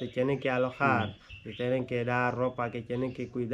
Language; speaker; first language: Spanish; non-native, fluent; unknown